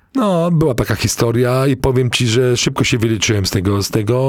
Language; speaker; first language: Polish; native; Polish